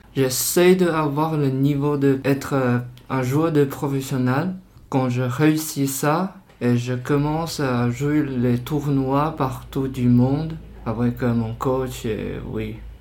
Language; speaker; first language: French; non-native, learner; Chinese